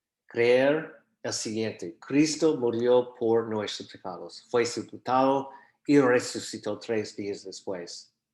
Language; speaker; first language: Spanish; non-native, fluent; English